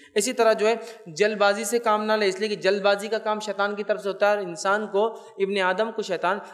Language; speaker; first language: Urdu; native; Urdu